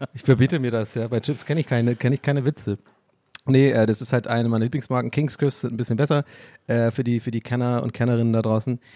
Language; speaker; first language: German; early bilingual, other home language; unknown